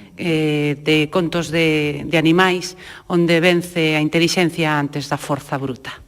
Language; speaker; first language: Galician; native; Galician